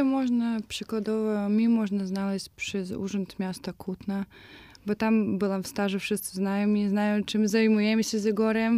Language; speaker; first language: Polish; non-native, fluent; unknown